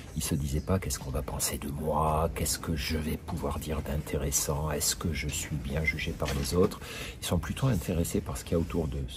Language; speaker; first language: French; native; French